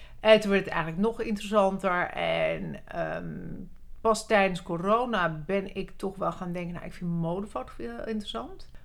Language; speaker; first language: Dutch; early bilingual, other home language; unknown